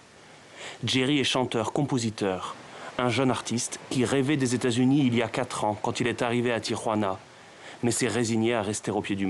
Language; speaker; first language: French; native; French